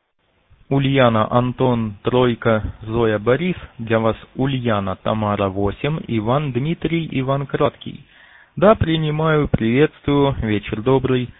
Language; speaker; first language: Russian; native; Russian